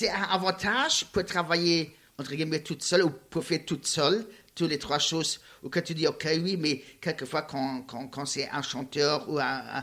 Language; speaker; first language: French; non-native, learner; Luxembourgish